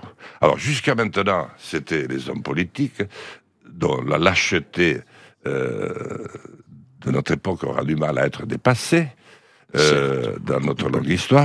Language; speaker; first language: French; native; French